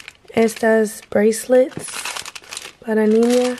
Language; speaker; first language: Spanish; non-native, learner; English